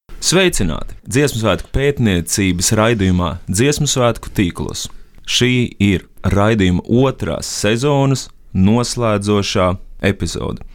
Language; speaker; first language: Latvian; native; Latvian